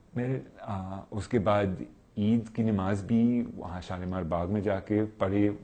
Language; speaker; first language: Urdu; non-native, fluent; English